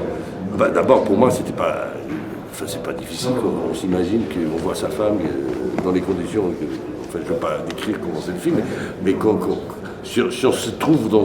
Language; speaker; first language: French; non-native, fluent; Portuguese